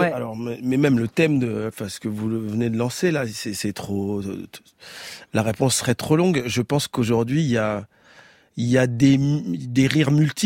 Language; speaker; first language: French; native; French